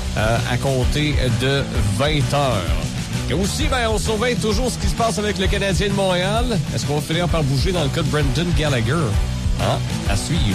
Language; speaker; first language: French; native; French